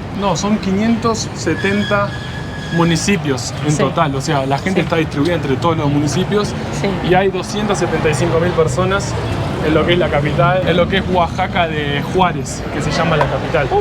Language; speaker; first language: Spanish; native; Spanish